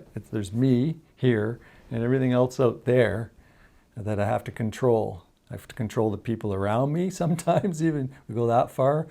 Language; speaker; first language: English; native; English